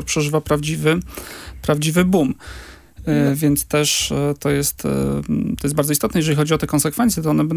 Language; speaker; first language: Polish; native; Polish